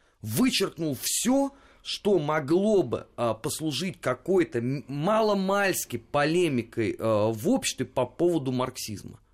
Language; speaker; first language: Russian; native; Russian